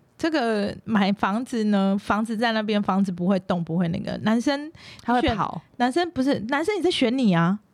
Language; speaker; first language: Chinese; native; Chinese